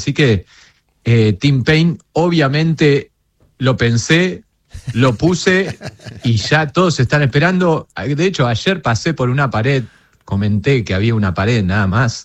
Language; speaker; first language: Spanish; native; Spanish